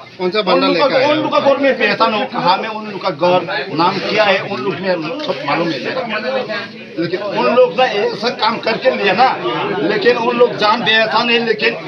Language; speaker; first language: Hindi; non-native, local second language; Kok Borok